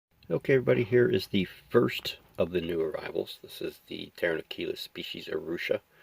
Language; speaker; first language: English; native; English